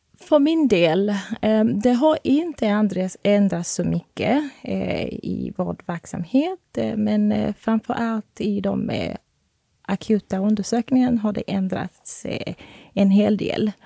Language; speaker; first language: Swedish; non-native, fluent; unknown